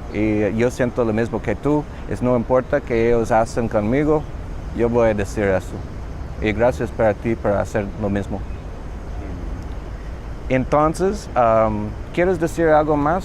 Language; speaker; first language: Spanish; non-native, learner; English